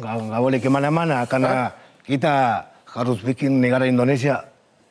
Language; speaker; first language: Indonesian; non-native, fluent; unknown